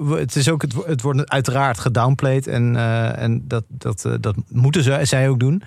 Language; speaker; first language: Dutch; native; Dutch